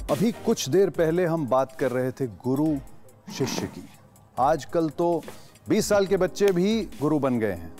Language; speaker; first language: Hindi; native; Hindi